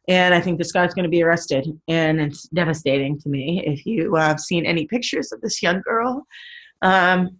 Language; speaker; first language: English; native; English